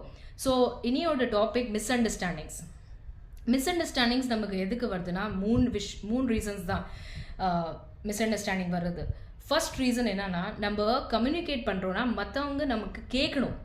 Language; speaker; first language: Tamil; non-native, local second language; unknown